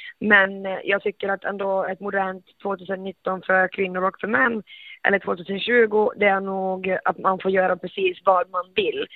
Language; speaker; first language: Swedish; native; Swedish